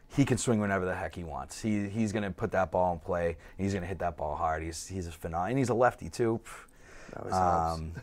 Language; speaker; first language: English; native; English